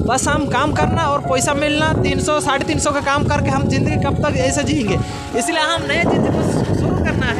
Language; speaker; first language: Hindi; non-native, local second language; Odia